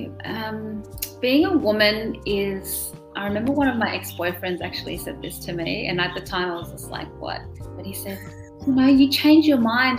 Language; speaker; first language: English; non-native, local second language; German